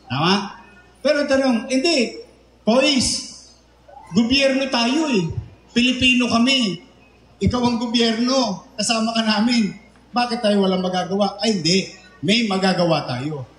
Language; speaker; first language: Filipino; native; Filipino